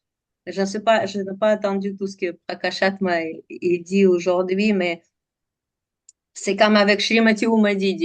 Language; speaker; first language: French; non-native, fluent; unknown